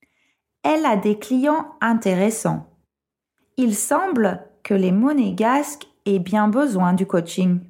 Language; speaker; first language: French; non-native, fluent; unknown